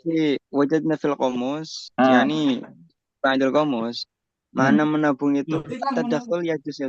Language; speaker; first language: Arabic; non-native, learner; Indonesian